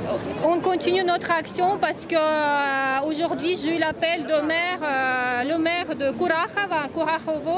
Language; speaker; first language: French; non-native, fluent; Russian